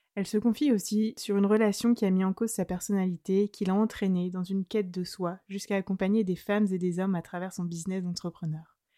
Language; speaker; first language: French; native; French